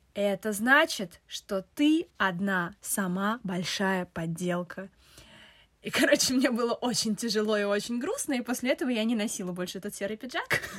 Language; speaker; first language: Russian; native; Russian